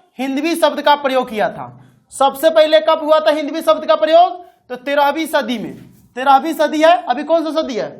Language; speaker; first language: Hindi; native; Hindi